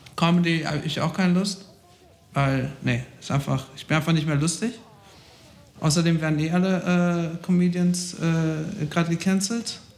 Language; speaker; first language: English; early bilingual, other home language; Persian